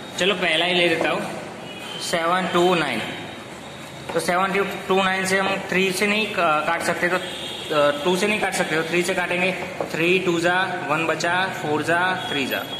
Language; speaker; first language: Hindi; non-native, local second language; Gujarati